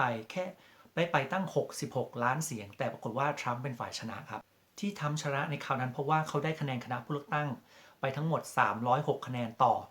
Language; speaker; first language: Thai; native; Thai